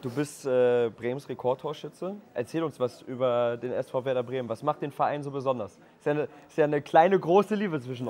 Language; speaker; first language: German; native; German